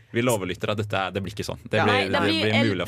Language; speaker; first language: Norwegian; native; Norwegian